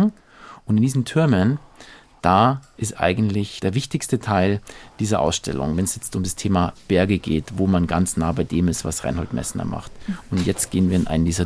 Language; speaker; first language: German; native; German